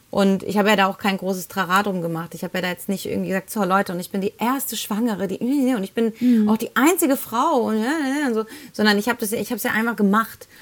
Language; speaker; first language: German; early bilingual, other home language; Spanish